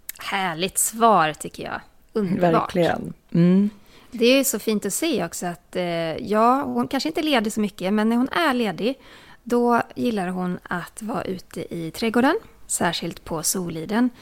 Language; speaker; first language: Swedish; native; Swedish